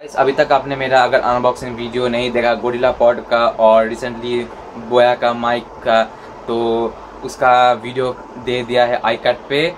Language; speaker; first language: Hindi; non-native, local second language; Bangla